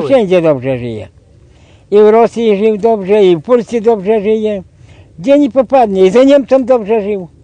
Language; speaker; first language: Polish; non-native, learner; Russian